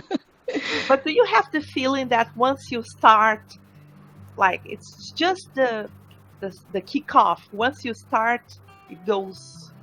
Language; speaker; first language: English; non-native, fluent; Portuguese